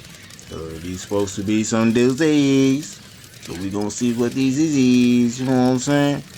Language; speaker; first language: English; native; English